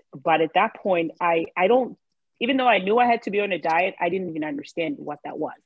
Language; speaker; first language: English; non-native, local second language; Swati